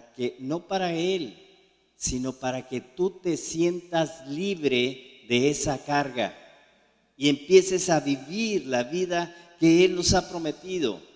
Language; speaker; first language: Spanish; native; Spanish